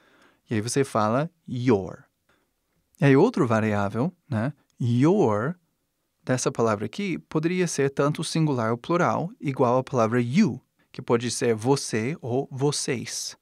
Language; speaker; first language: Portuguese; non-native, fluent; English